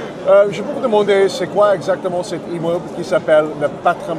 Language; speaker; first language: French; non-native, learner; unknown